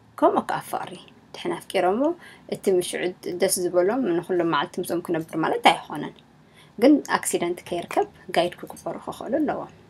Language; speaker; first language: Tigrinya; native; Tigrinya